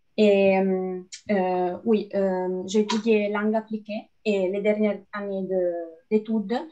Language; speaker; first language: French; non-native, fluent; Italian